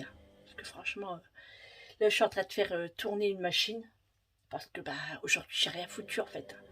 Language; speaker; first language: French; native; French